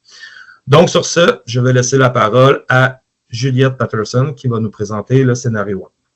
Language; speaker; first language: French; native; French